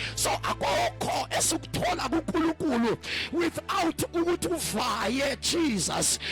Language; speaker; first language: Zulu; non-native, local second language; Xhosa